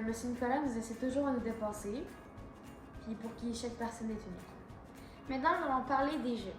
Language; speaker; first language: French; native; French